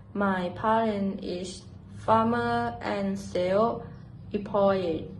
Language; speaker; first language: English; non-native, fluent; Thai